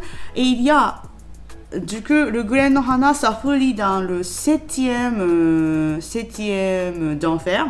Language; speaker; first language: French; non-native, learner; Japanese